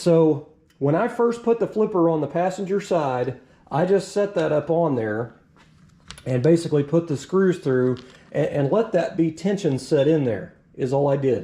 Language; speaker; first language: English; native; English